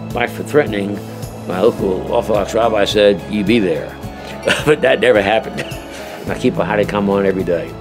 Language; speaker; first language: English; native; English